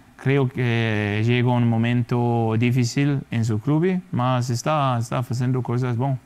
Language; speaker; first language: Spanish; non-native, fluent; Danish